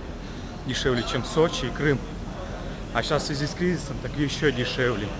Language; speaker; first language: Russian; native; Russian